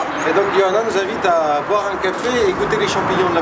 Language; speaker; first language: French; native; French